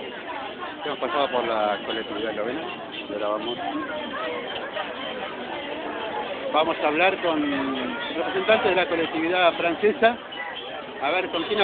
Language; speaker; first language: Spanish; native; Spanish